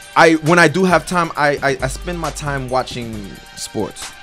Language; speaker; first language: English; non-native, fluent; Haitian Creole